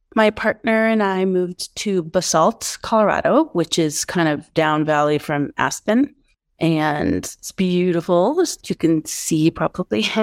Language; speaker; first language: English; native; English